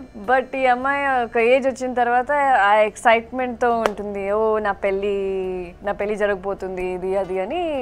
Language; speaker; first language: Telugu; non-native, fluent; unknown